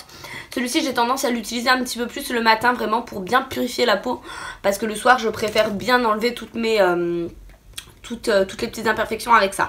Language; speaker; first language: French; native; French